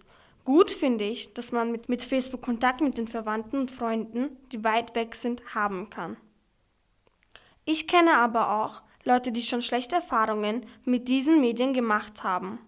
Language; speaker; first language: German; early bilingual, other home language; Turkish